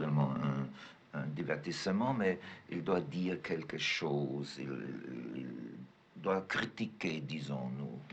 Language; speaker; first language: French; non-native, fluent; German